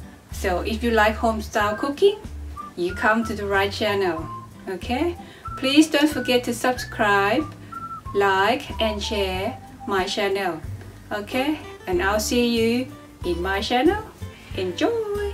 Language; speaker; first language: English; non-native, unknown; Thai